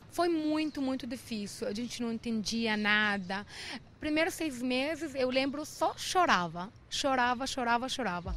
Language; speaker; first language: Portuguese; non-native, learner; Arabic